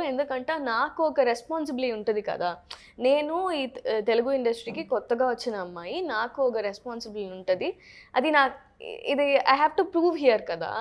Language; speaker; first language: Telugu; non-native, learner; Tamil